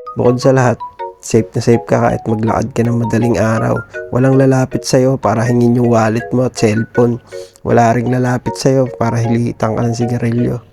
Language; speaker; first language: Filipino; native; Filipino